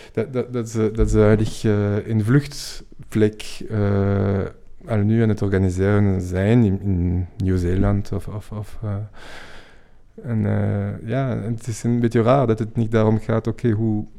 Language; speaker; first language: Dutch; non-native, fluent; French